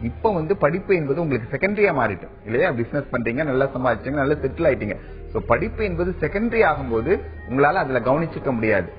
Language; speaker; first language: Tamil; native; Tamil